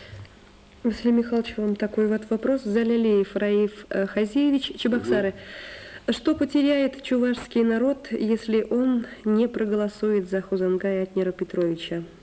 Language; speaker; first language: Russian; native; Russian